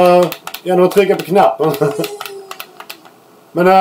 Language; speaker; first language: Swedish; native; Swedish